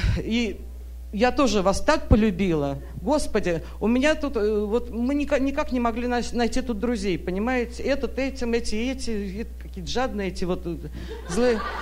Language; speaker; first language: Russian; native; Russian